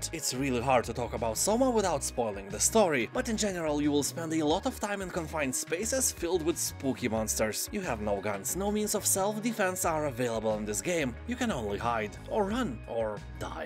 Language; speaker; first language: English; non-native, fluent; Lithuanian